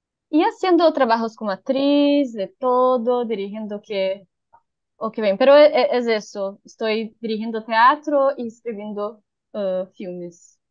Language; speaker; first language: Spanish; non-native, learner; Portuguese